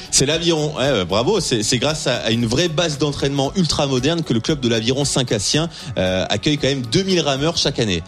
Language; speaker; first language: French; native; French